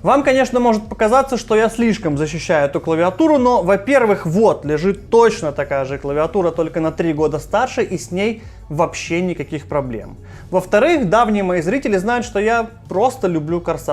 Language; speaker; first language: Russian; native; Russian